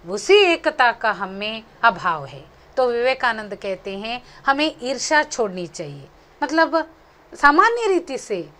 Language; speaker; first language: Hindi; non-native, local second language; Konkani